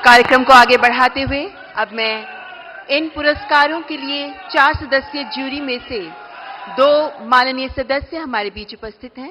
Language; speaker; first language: Hindi; native; Hindi